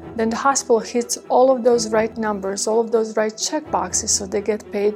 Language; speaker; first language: English; non-native, fluent; Croatian